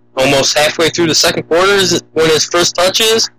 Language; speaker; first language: English; native; English